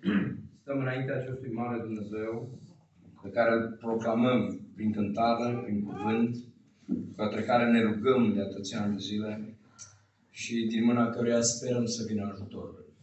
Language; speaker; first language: Romanian; native; Romanian